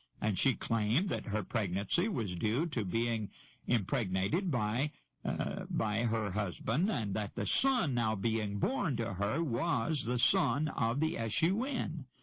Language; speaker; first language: English; native; English